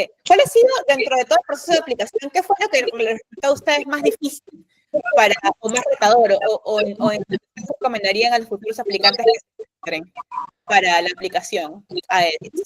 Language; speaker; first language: Spanish; native; Spanish